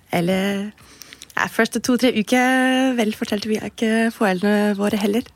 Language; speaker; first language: Norwegian; non-native, fluent; German